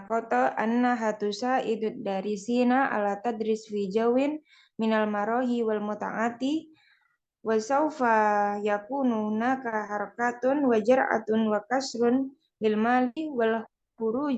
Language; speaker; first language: Arabic; non-native, learner; Indonesian